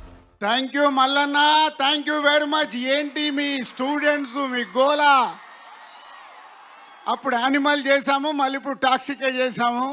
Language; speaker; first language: Telugu; native; Telugu